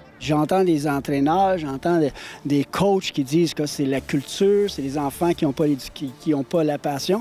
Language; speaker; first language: French; native; French